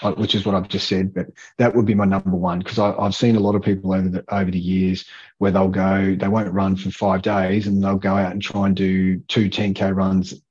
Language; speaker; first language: English; native; English